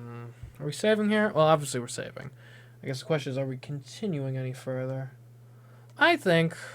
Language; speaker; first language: English; native; English